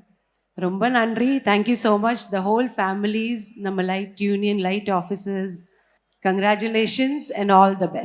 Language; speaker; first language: Tamil; non-native, fluent; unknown